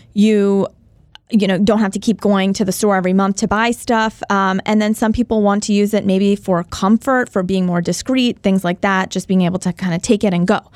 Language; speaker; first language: English; early bilingual, other home language; Hindi